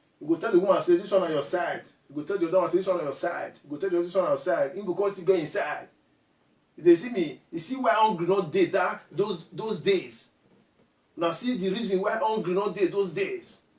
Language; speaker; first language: Nigerian Pidgin; non-native, local second language; Bini